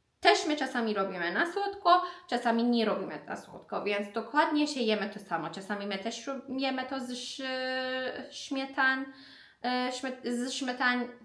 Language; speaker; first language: Polish; non-native, learner; Persian